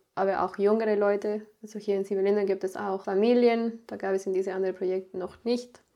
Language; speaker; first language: German; non-native, fluent; Spanish